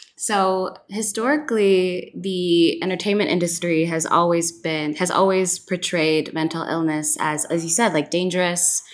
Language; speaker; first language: English; non-native, local second language; Filipino